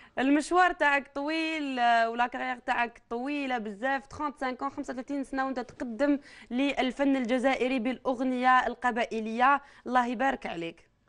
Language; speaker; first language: Arabic; native; Arabic